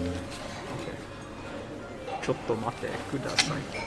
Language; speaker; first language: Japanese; non-native, learner; English